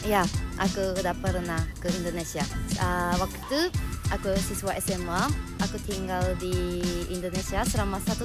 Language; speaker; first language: Indonesian; non-native, learner; Japanese